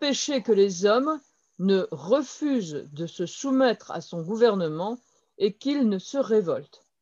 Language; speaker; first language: French; non-native, fluent; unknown